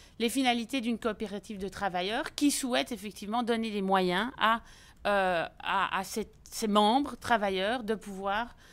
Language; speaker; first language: French; native; French